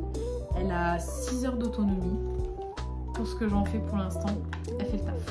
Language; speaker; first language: French; native; French